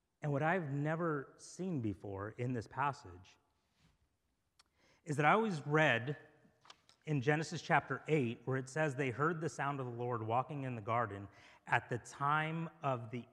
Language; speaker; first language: English; native; English